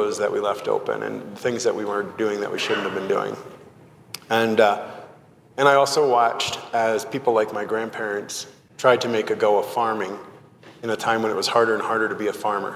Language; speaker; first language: English; native; English